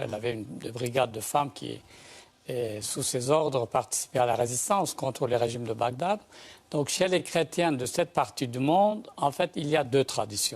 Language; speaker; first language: French; native; French